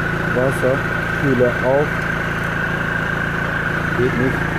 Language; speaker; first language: German; non-native, learner; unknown